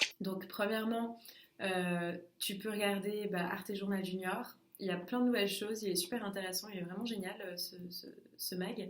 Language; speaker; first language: French; native; French